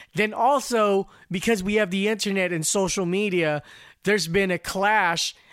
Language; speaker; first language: English; non-native, local second language; Filipino